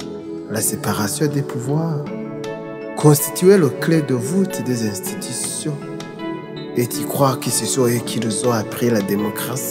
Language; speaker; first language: French; non-native, local second language; Rundi